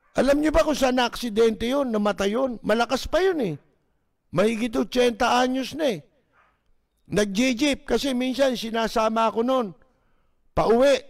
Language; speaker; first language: Filipino; native; Filipino